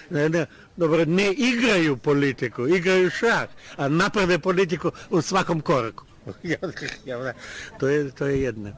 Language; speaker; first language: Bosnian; non-native, learner; Russian